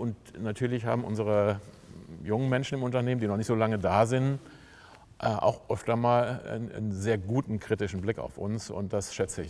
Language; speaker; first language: German; native; German